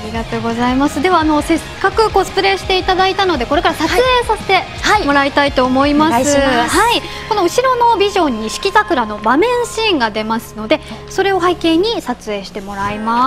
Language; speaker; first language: Japanese; native; Japanese